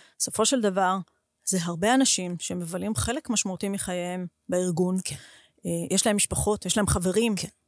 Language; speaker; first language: Hebrew; native; Hebrew